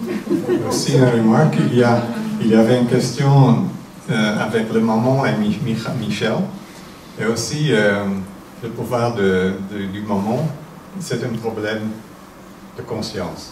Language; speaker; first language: French; non-native, fluent; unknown